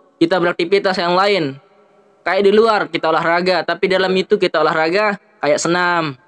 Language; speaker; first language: Indonesian; non-native, local second language; Sasak